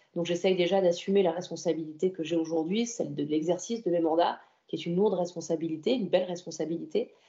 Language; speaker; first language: French; native; French